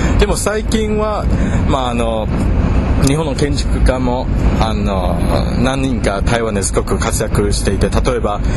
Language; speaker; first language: Japanese; non-native, fluent; Chinese